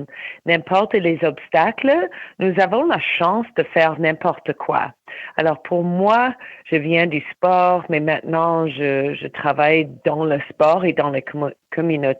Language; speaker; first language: French; non-native, local second language; English